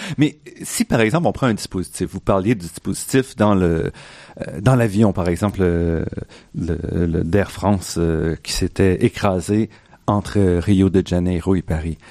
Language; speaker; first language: French; native; French